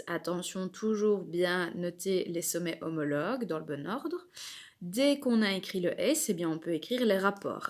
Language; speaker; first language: French; native; French